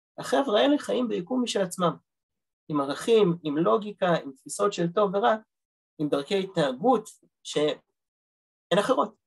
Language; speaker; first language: Hebrew; early bilingual, other home language; Russian